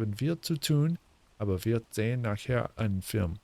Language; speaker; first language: German; non-native, learner; English